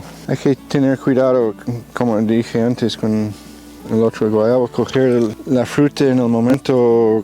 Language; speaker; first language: Spanish; non-native, fluent; English